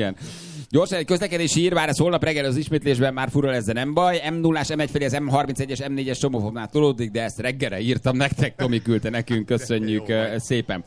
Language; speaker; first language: Hungarian; native; Hungarian